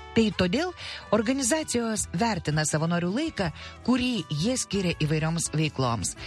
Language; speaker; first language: Lithuanian; native; Lithuanian